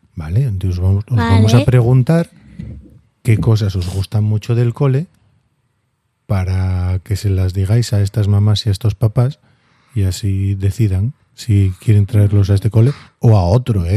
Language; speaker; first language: Spanish; native; Spanish